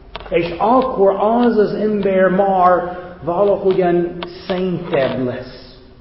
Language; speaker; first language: Hungarian; non-native, fluent; English